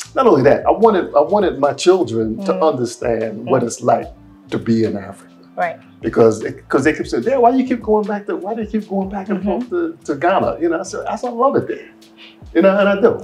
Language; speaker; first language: English; native; English